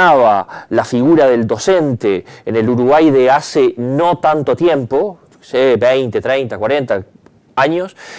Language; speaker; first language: Spanish; native; Spanish